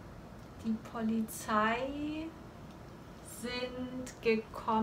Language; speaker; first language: German; non-native, learner; Chinese